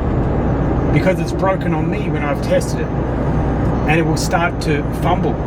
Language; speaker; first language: English; native; English